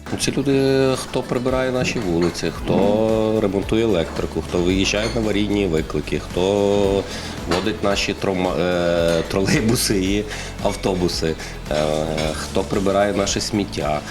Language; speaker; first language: Ukrainian; native; Ukrainian